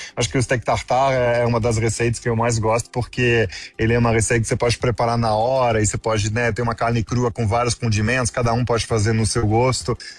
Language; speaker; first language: Portuguese; non-native, fluent; French